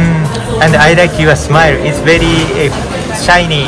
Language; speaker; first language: English; non-native, learner; Japanese